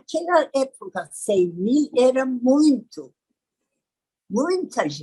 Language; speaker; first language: Portuguese; non-native, learner; Persian